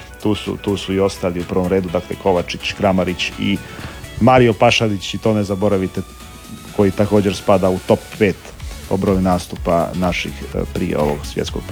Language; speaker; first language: Serbian; native; Serbian